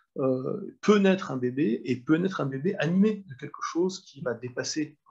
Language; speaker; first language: French; native; French